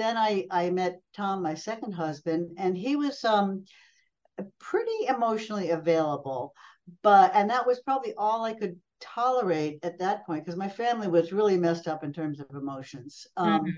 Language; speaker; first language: English; native; English